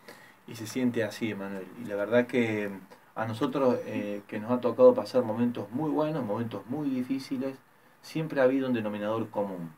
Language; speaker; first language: Spanish; native; Spanish